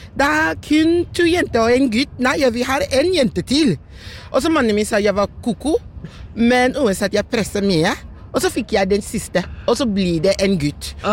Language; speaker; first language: Norwegian; non-native, fluent; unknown